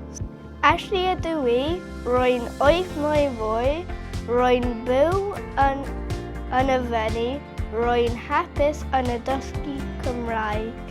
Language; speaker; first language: Welsh; non-native, learner; English